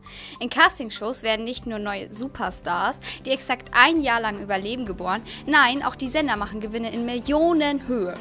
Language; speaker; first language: German; native; German